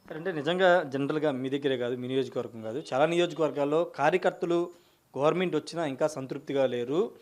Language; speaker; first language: Telugu; native; Telugu